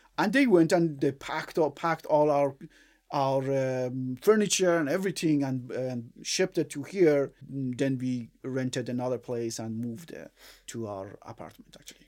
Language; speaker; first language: English; non-native, fluent; Persian